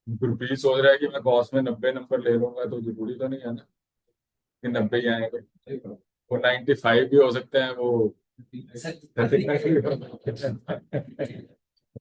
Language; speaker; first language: Hindi; native; Hindi